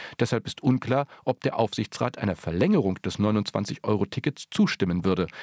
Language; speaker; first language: German; native; German